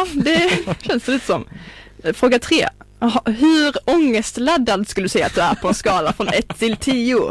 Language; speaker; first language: Swedish; native; Swedish